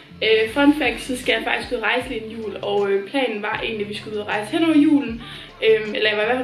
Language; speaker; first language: Danish; native; Danish